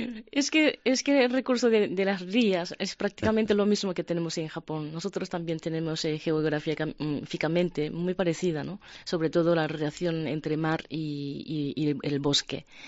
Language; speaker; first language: Spanish; non-native, fluent; Japanese